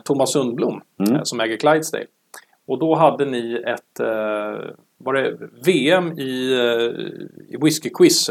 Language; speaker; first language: Swedish; native; Swedish